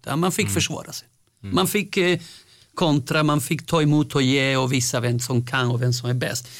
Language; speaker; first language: Swedish; non-native, fluent; Spanish